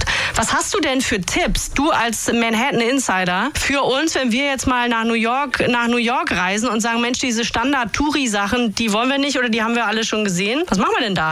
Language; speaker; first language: German; native; German